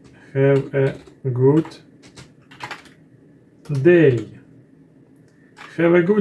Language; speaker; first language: English; non-native, learner; Russian